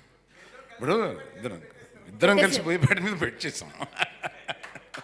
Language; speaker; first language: Telugu; native; Telugu